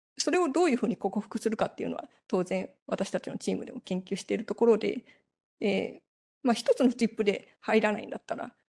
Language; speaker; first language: Japanese; native; Japanese